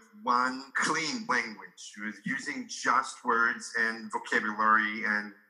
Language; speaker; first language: English; non-native, fluent; Hebrew